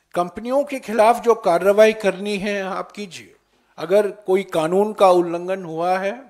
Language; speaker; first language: Hindi; native; Hindi